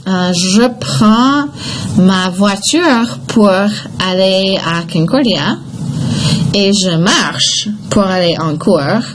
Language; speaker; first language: French; non-native, fluent; English